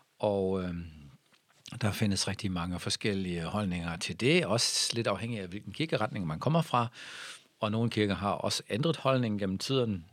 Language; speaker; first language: Danish; native; Danish